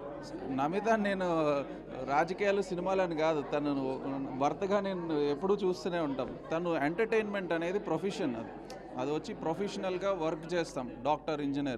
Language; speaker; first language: Telugu; native; Telugu